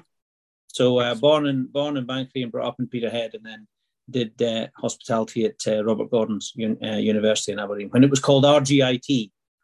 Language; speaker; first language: English; native; English